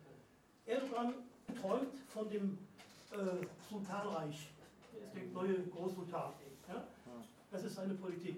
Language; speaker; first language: German; native; German